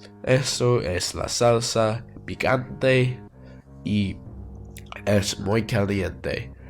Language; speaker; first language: Spanish; non-native, learner; English